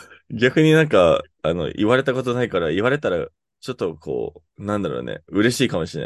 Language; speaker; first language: Japanese; non-native, fluent; English